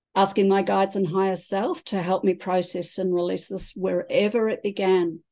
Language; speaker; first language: English; native; English